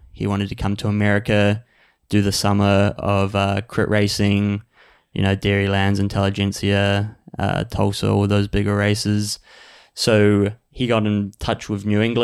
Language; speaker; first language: English; native; English